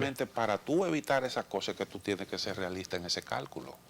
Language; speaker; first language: Spanish; native; Spanish